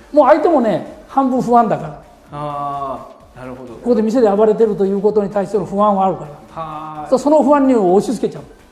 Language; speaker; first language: Japanese; native; Japanese